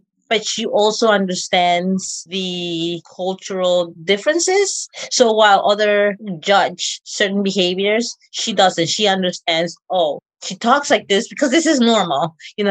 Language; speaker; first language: English; early bilingual, other home language; Spanish